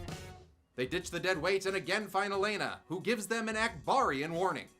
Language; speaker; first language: English; native; English